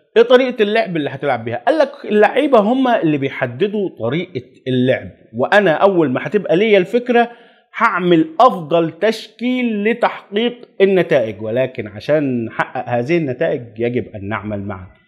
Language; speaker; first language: Egyptian Arabic; native; Egyptian Arabic